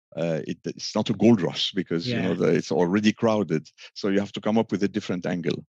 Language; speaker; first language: English; non-native, fluent; French